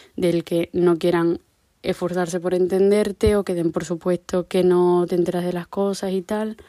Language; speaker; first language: Spanish; native; Spanish